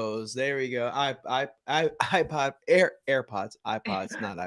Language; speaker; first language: English; native; English